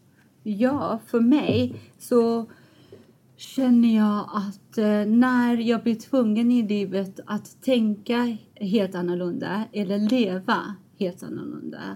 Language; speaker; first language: Swedish; non-native, fluent; Persian